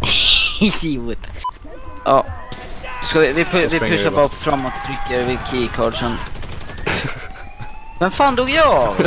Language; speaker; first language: Swedish; native; Swedish